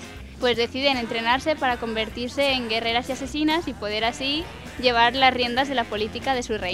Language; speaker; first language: Spanish; native; Spanish